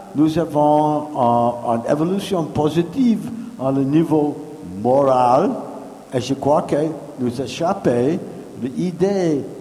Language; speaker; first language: French; non-native, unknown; English